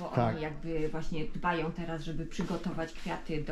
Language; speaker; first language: Polish; native; Polish